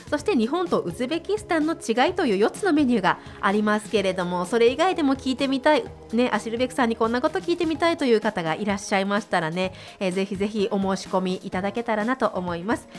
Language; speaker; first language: Japanese; native; Japanese